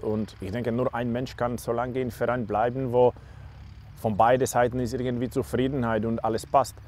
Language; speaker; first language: German; non-native, learner; Slovak